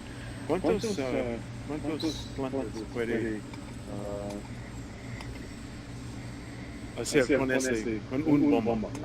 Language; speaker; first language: Spanish; non-native, learner; English